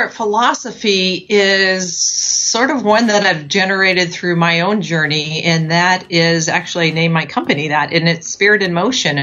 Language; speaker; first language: English; native; English